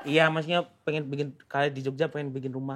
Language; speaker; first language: Indonesian; native; Indonesian